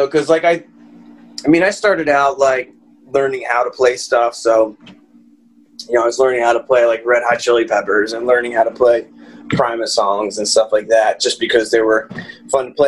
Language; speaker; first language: English; native; English